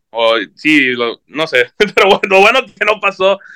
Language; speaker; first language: Spanish; early bilingual, heritage; Spanish